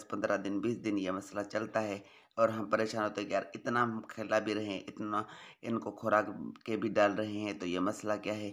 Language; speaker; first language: Hindi; non-native, local second language; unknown